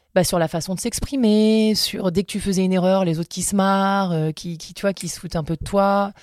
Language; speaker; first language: French; native; French